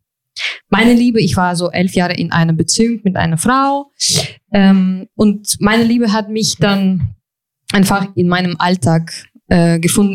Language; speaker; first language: German; non-native, fluent; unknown